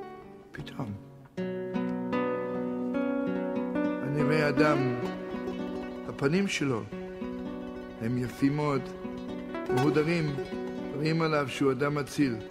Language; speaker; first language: Hebrew; non-native, fluent; Yiddish